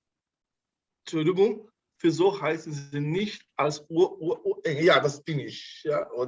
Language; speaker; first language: German; non-native, fluent; Portuguese